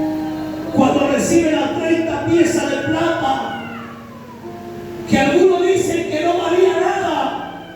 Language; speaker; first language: Spanish; native; Spanish